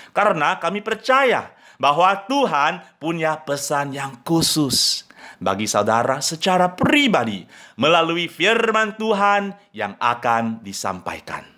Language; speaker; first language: Indonesian; non-native, fluent; English